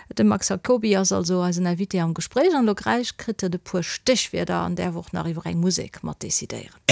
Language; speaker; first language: Luxembourgish; native; Luxembourgish